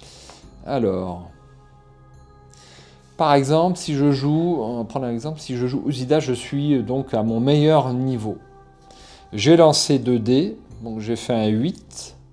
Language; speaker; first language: French; native; French